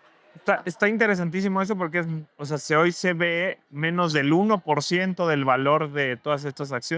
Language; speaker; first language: Spanish; native; Spanish